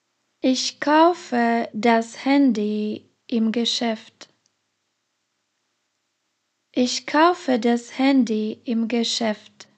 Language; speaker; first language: German; non-native, fluent; Slovak